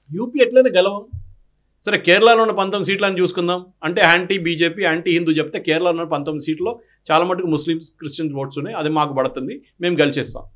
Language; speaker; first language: Telugu; non-native, fluent; Malayalam